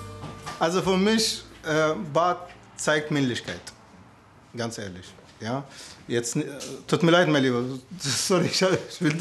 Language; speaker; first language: German; non-native, fluent; Arabic